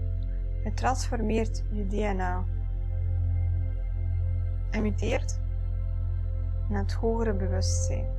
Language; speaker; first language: Dutch; native; Dutch